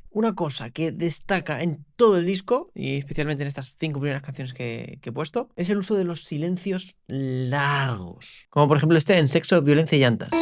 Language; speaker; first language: Spanish; native; Spanish